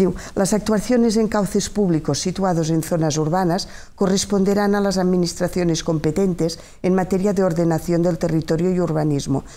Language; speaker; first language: Spanish; non-native, local second language; Catalan